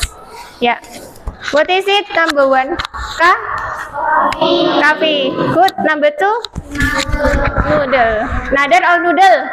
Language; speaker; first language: English; non-native, learner; Indonesian